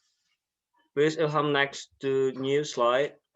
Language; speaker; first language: English; non-native, learner; Indonesian